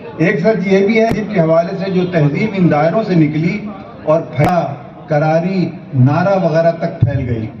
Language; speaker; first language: Urdu; native; Urdu